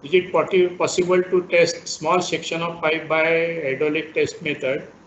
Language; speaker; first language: English; non-native, local second language; Marathi